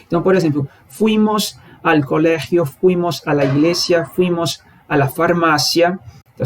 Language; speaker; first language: Spanish; non-native, fluent; Portuguese